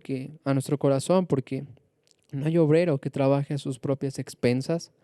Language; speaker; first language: Spanish; native; Spanish